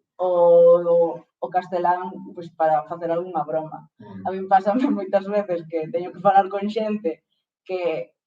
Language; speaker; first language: Galician; non-native, local second language; Spanish